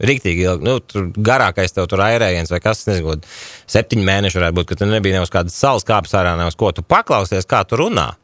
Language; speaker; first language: Latvian; native; Latvian